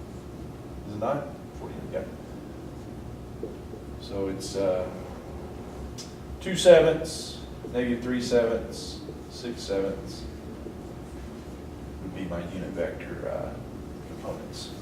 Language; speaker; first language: English; native; English